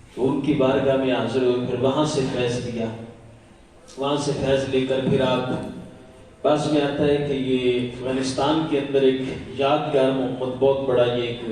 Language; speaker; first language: Urdu; non-native, local second language; Punjabi